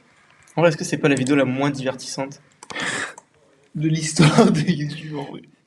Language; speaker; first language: French; native; French